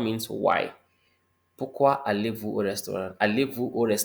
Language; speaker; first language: French; non-native, fluent; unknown